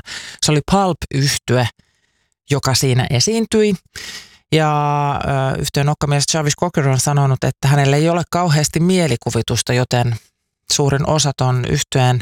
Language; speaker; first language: Finnish; native; Finnish